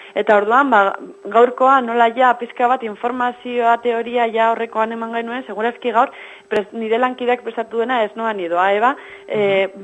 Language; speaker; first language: Basque; non-native, local second language; Spanish